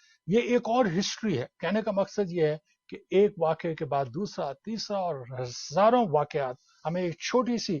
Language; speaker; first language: Urdu; native; Urdu